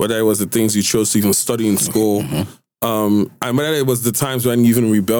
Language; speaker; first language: English; non-native, local second language; Igbo